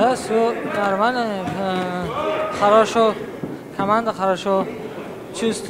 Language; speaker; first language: Russian; non-native, learner; Uzbek